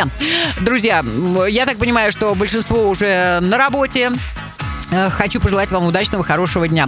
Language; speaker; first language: Russian; native; Russian